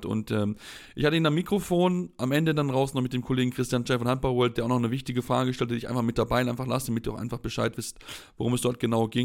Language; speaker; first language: German; native; German